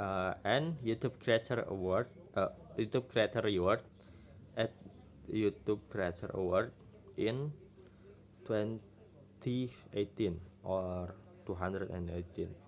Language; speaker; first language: English; non-native, learner; Indonesian